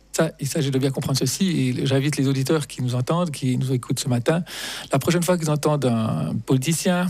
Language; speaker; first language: French; native; French